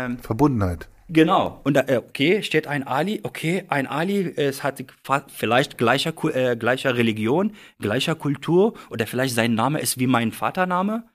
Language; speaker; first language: German; non-native, fluent; Arabic